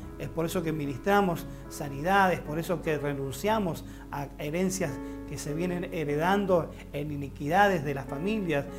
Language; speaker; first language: Spanish; native; Spanish